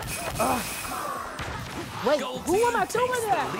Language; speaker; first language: English; native; English